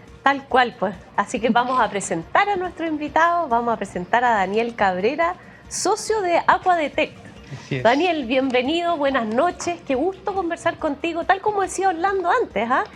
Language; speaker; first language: Spanish; native; Spanish